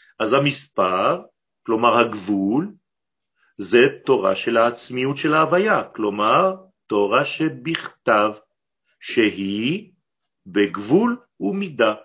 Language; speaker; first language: Hebrew; non-native, fluent; French